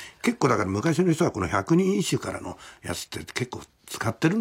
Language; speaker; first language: Japanese; native; Japanese